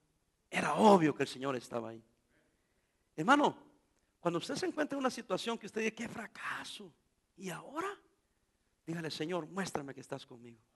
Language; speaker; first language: Spanish; native; Spanish